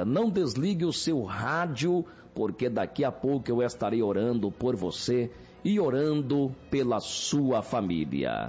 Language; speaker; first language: Portuguese; native; Portuguese